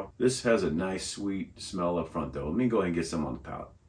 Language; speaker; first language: English; native; English